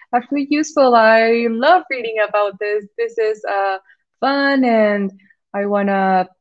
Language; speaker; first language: English; non-native, fluent; Spanish